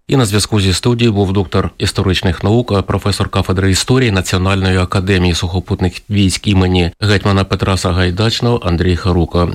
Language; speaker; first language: Ukrainian; native; Ukrainian